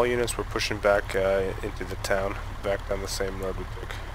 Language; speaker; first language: English; native; English